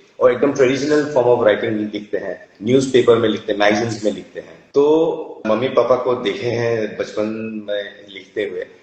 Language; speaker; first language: Hindi; non-native, local second language; Assamese